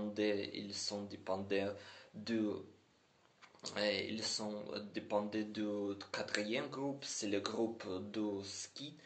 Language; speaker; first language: French; non-native, learner; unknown